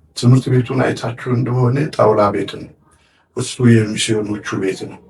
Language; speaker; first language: Amharic; non-native, local second language; Wolaytta